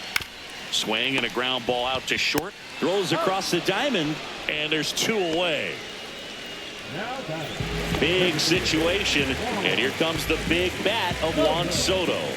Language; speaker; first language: English; native; English